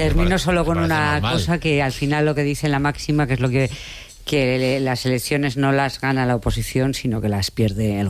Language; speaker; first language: Spanish; native; Spanish